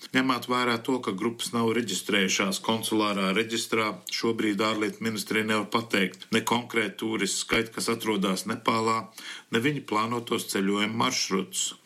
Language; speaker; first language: Latvian; early bilingual, heritage; Latvian